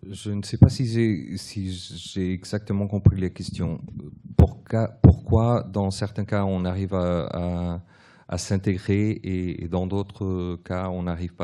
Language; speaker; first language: French; early bilingual, other home language; Portuguese